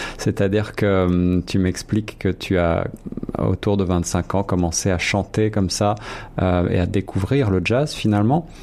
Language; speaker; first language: French; native; French